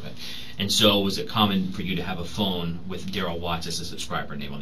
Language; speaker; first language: English; native; English